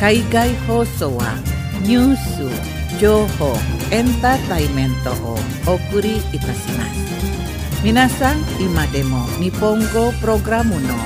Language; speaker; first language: Japanese; non-native, fluent; Indonesian